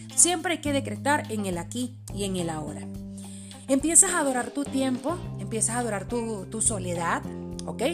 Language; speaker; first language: Spanish; early bilingual, other home language; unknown